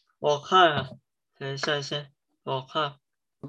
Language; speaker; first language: Chinese; early bilingual, heritage; Chinese